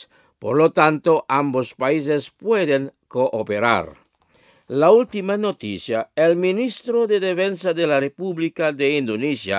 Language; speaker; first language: Spanish; non-native, fluent; Indonesian